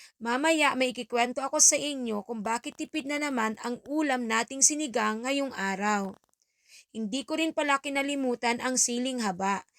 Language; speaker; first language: Filipino; native; Filipino